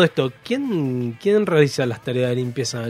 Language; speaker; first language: Spanish; native; Spanish